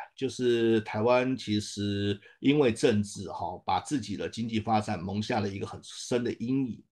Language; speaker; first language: Chinese; native; Chinese